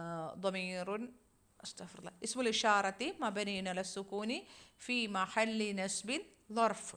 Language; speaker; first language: Arabic; non-native, fluent; Malayalam